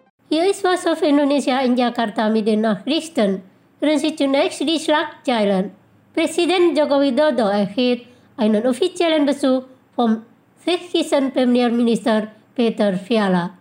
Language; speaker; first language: German; non-native, fluent; Indonesian